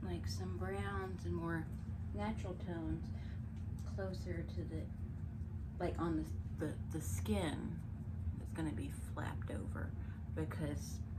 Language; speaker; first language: English; native; English